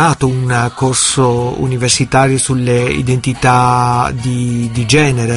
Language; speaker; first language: Italian; native; Italian